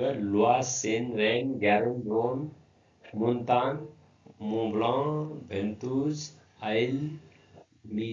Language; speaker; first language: French; non-native, learner; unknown